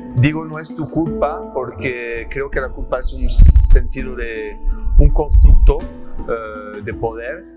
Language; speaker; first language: Spanish; early bilingual, heritage; French